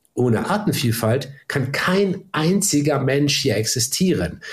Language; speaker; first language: German; native; German